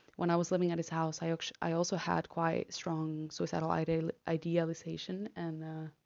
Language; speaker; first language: English; non-native, fluent; Spanish